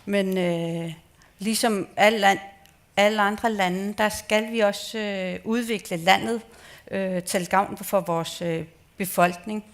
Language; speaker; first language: Danish; non-native, local second language; Kalaallisut